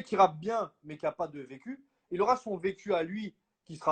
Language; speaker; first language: French; native; French